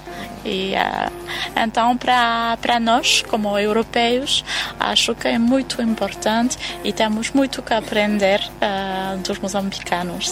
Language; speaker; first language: Portuguese; non-native, fluent; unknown